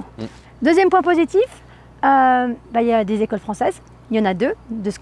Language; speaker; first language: French; native; French